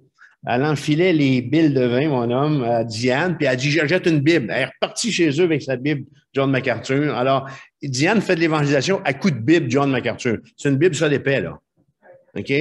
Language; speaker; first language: French; native; French